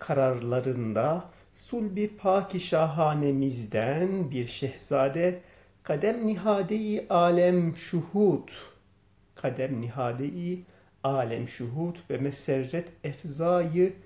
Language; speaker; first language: Turkish; native; Turkish